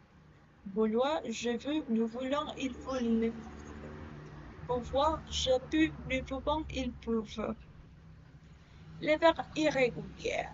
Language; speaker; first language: French; non-native, learner; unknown